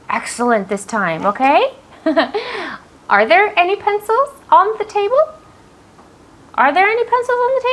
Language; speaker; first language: English; non-native, fluent; Spanish